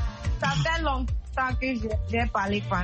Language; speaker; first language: French; non-native, learner; Akan